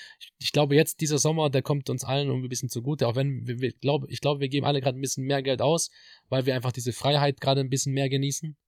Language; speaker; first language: German; native; German